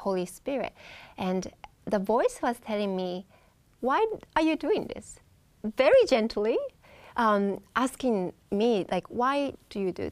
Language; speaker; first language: English; non-native, fluent; Japanese